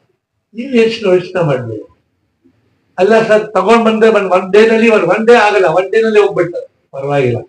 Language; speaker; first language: Kannada; non-native, local second language; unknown